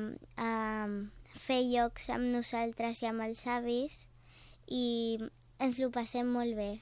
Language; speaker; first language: Catalan; non-native, local second language; Spanish